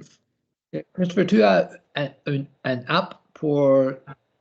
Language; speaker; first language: French; non-native, learner; English